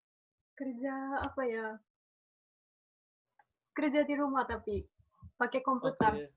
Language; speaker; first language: Indonesian; non-native, fluent; Japanese